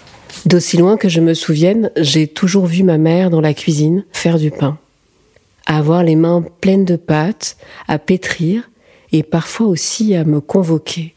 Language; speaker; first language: French; early bilingual, other home language; Central Atlas Tamazight